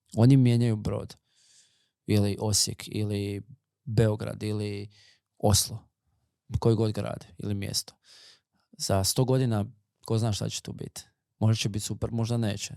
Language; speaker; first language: Croatian; native; Croatian